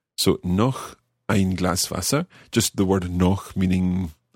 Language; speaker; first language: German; non-native, learner; English